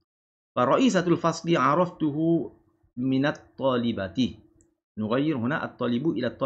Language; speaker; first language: Arabic; non-native, fluent; Malay